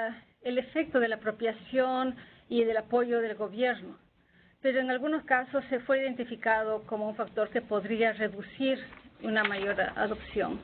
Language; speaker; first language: Spanish; native; Spanish